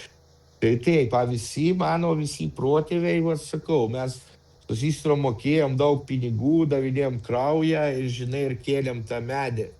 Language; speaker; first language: Lithuanian; non-native, local second language; Russian